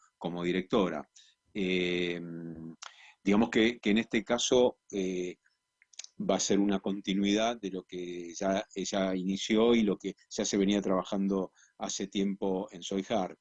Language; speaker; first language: Spanish; native; Spanish